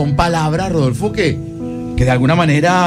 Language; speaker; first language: Spanish; native; Spanish